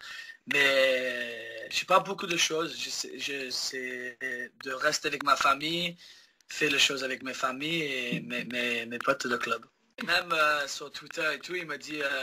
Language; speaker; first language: French; early bilingual, heritage; English